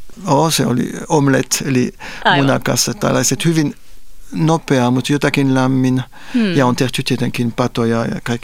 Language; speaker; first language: Finnish; non-native, fluent; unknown